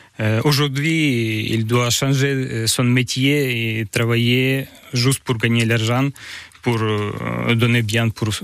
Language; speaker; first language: French; non-native, learner; Ukrainian